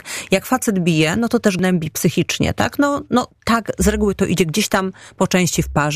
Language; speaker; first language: Polish; native; Polish